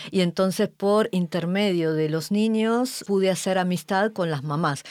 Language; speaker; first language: Spanish; native; Spanish